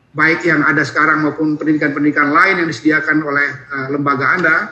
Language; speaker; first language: Indonesian; native; Indonesian